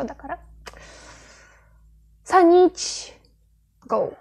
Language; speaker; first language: Japanese; non-native, fluent; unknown